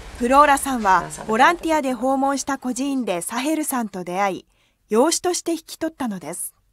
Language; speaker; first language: Japanese; native; Japanese